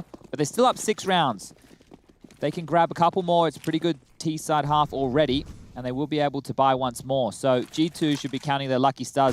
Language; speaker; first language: English; native; English